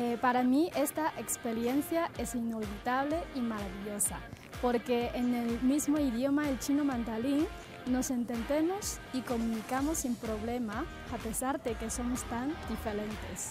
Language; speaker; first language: Spanish; non-native, fluent; Chinese